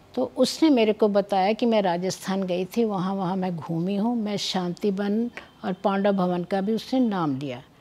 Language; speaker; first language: Hindi; native; Hindi